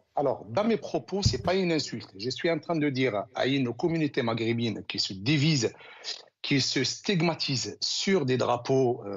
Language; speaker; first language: French; non-native, local second language; Arabic